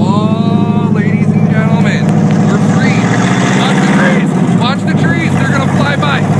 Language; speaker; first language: English; native; English